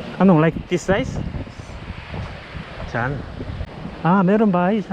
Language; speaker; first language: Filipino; non-native, learner; Korean